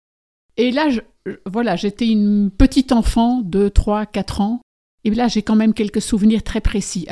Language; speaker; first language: French; native; French